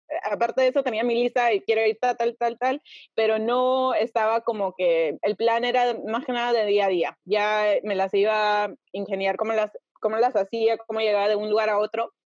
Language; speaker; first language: Spanish; early bilingual, heritage; Spanish